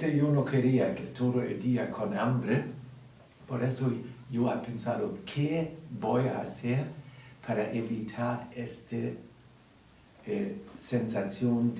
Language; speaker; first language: Spanish; non-native, learner; German